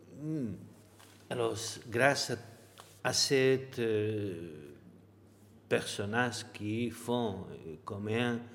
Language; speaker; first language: French; non-native, learner; Spanish